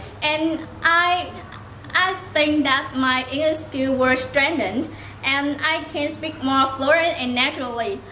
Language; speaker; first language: English; non-native, learner; Vietnamese